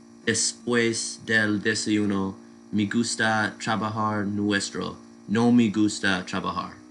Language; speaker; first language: Spanish; non-native, learner; English